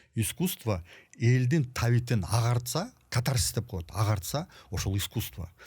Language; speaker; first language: Russian; non-native, local second language; Kyrgyz